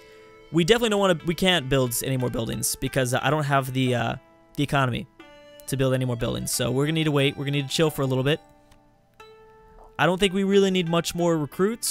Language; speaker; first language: English; native; English